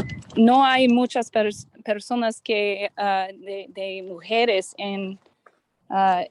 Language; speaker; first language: Spanish; non-native, learner; English